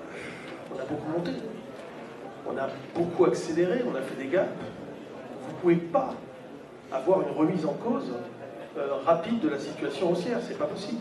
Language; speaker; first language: French; native; French